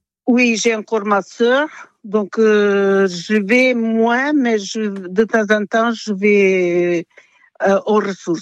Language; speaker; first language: French; non-native, fluent; Portuguese